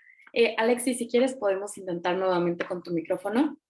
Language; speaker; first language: Spanish; native; Spanish